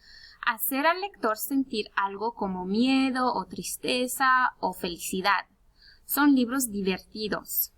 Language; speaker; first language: Spanish; early bilingual, heritage; Spanish